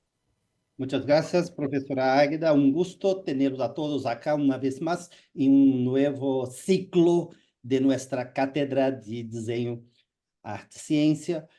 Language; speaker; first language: Spanish; non-native, fluent; Portuguese